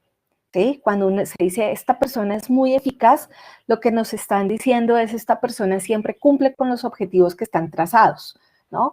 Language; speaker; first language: Spanish; native; Spanish